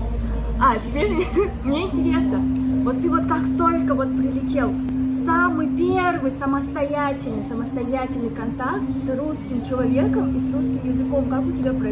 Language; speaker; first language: Russian; native; Russian